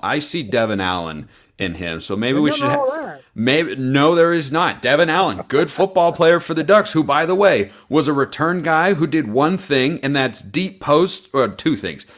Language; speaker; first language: English; native; English